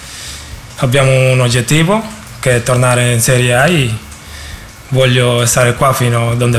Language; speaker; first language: Italian; non-native, learner; Spanish